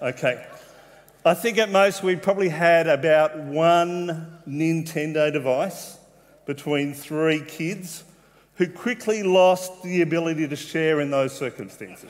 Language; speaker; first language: English; native; English